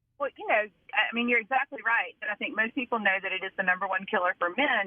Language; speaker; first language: English; native; English